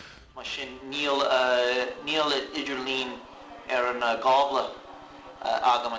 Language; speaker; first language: Irish; non-native, learner; English